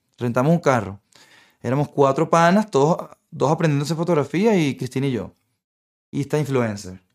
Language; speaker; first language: Spanish; native; Spanish